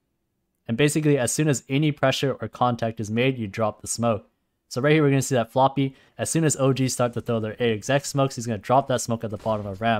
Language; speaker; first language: English; native; English